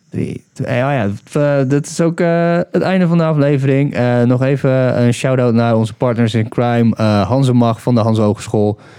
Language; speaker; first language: Dutch; early bilingual, other home language; Bulgarian